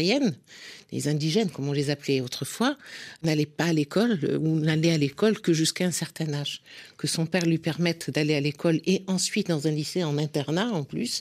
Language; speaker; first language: French; non-native, local second language; Arabic